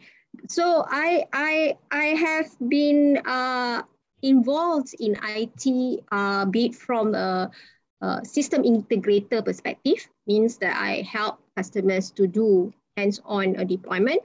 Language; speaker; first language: English; non-native, local second language; Malay